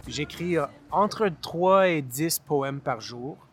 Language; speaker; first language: French; non-native, local second language; English